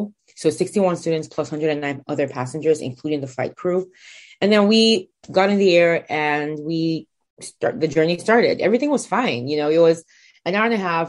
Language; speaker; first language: English; non-native, local second language; Igbo